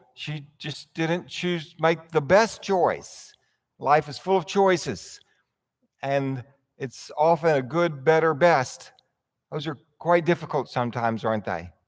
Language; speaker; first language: English; native; English